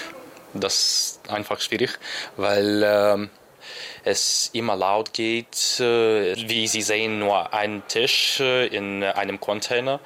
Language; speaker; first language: German; non-native, learner; Ukrainian